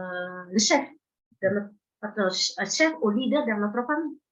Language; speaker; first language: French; non-native, fluent; Indonesian